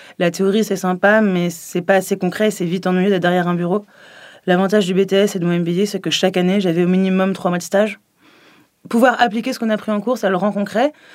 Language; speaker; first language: French; native; French